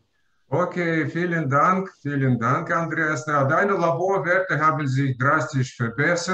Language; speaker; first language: German; non-native, learner; Russian